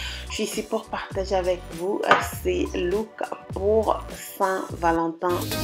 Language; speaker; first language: French; non-native, local second language; Lingala